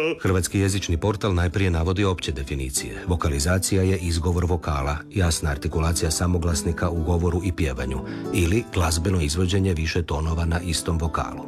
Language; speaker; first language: Serbian; native; Serbian